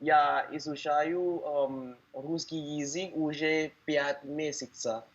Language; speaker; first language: Russian; non-native, learner; Thai